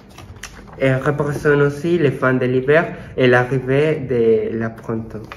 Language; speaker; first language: French; non-native, learner; Spanish